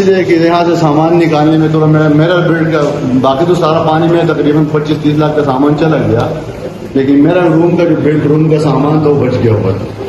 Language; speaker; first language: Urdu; non-native, local second language; Pashto